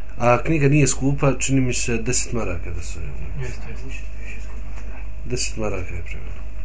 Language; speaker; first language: Bosnian; native; Bosnian